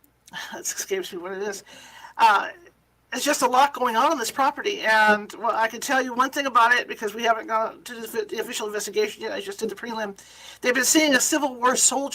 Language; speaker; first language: English; native; English